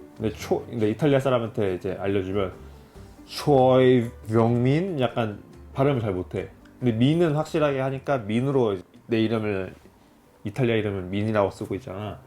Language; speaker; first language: Korean; native; Korean